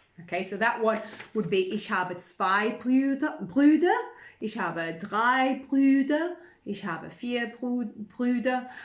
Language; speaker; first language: German; non-native, fluent; English